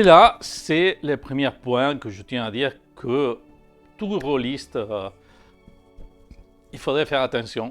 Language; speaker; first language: French; native; French